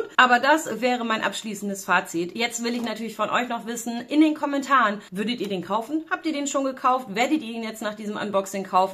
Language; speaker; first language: German; native; German